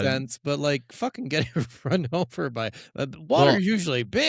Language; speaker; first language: English; native; English